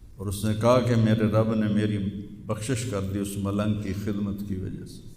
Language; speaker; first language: Urdu; non-native, local second language; Punjabi